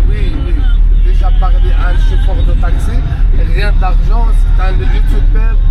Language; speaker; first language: French; non-native, learner; Arabic